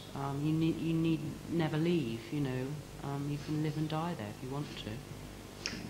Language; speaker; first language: English; native; English